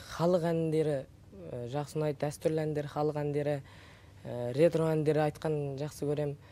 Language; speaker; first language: Kazakh; native; Kazakh